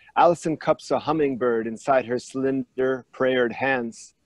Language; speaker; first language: English; native; English